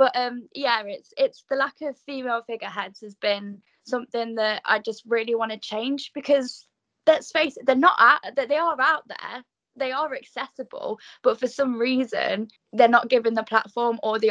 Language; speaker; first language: English; native; English